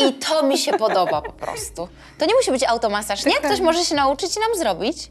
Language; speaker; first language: Polish; native; Polish